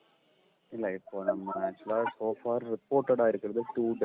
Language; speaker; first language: Tamil; native; Tamil